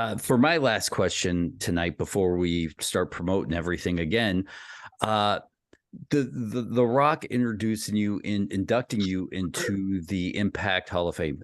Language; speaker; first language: English; native; English